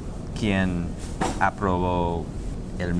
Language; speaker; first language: Spanish; non-native, fluent; English